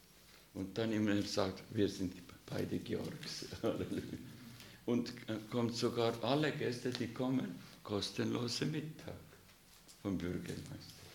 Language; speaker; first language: German; non-native, fluent; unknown